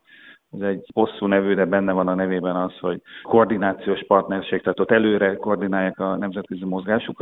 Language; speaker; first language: Hungarian; native; Hungarian